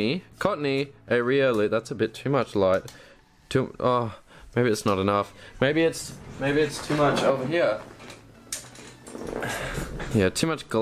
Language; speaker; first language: English; native; English